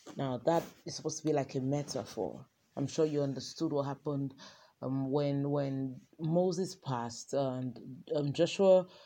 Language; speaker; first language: English; non-native, local second language; Yoruba